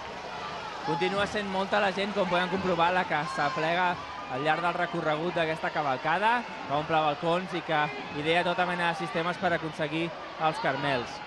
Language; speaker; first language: Catalan; native; Catalan